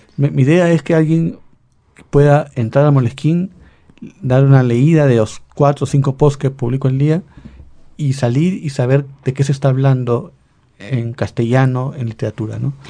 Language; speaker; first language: Spanish; native; Spanish